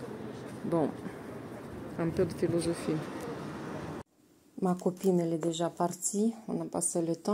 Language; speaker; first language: French; non-native, fluent; Russian